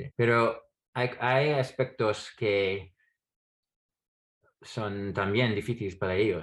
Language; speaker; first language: Spanish; non-native, fluent; English